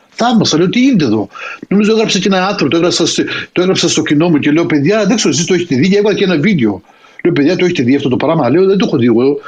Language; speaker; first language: Greek; early bilingual, heritage; Greek